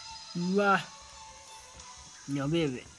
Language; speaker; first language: Japanese; native; Japanese